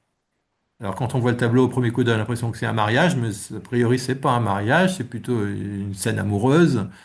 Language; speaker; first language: French; native; French